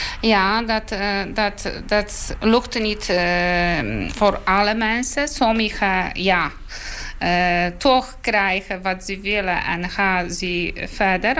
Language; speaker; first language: Dutch; non-native, learner; Polish